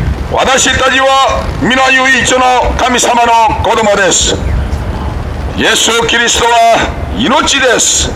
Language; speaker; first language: Japanese; non-native, learner; Korean